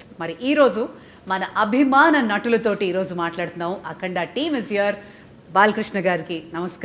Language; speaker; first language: Telugu; native; Telugu